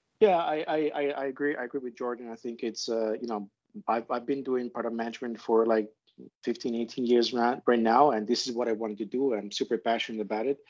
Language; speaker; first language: English; non-native, fluent; Italian